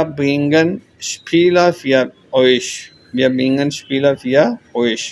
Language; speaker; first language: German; non-native, fluent; Urdu